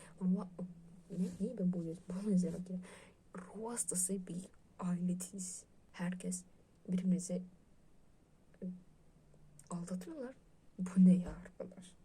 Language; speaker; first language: Turkish; non-native, learner; Russian